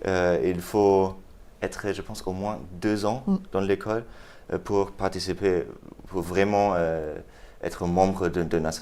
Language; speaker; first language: French; non-native, fluent; German